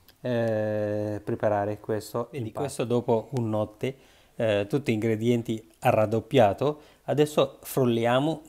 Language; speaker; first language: Italian; non-native, learner; Sinhala